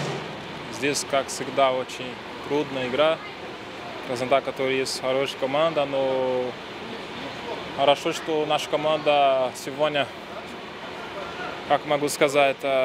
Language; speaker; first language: Russian; non-native, learner; Portuguese